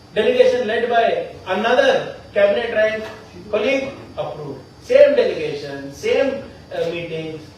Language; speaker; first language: English; non-native, local second language; Kannada